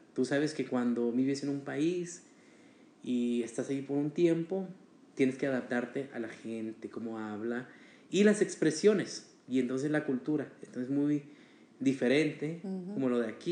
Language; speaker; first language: Spanish; early bilingual, heritage; Spanish